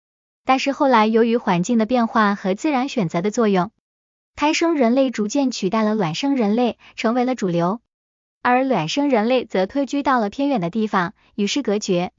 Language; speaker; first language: Chinese; native; Chinese